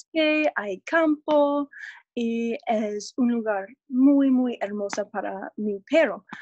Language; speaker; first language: Spanish; non-native, learner; English